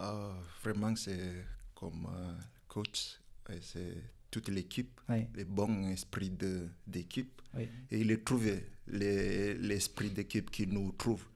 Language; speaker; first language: French; non-native, learner; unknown